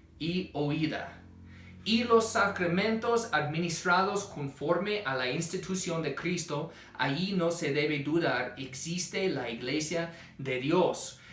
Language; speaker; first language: Spanish; non-native, fluent; English